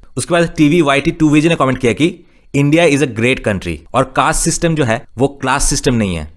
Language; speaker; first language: Hindi; non-native, local second language; Bangla